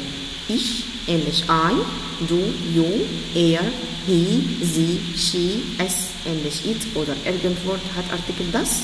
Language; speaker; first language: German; non-native, fluent; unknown